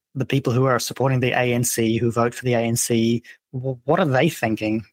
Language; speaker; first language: English; non-native, fluent; Dutch